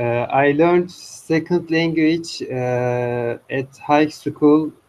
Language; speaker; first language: English; non-native, learner; Turkish